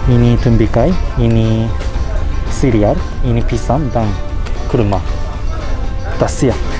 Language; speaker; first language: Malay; non-native, learner; Japanese